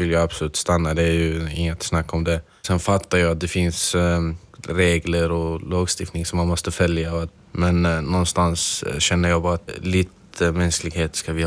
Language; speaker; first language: Swedish; non-native, fluent; Arabic